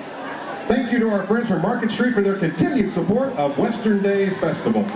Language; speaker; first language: English; native; English